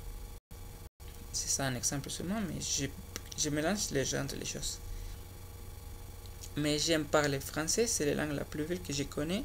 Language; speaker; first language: French; non-native, learner; Spanish